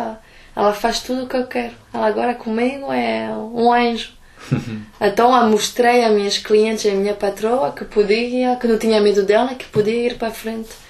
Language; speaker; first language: Portuguese; early bilingual, heritage; Portuguese